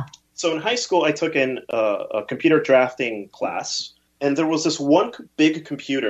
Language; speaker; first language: English; early bilingual, other home language; Spanish